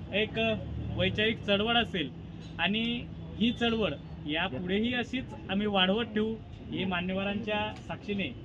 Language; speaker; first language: Marathi; native; Marathi